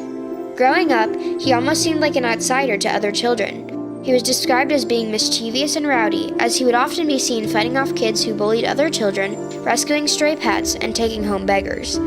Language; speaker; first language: English; native; English